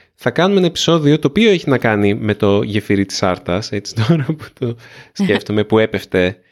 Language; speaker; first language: Greek; native; Greek